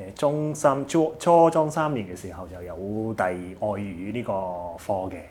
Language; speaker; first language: Cantonese; non-native, fluent; Japanese